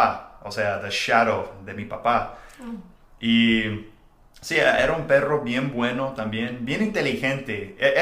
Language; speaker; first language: Spanish; non-native, fluent; English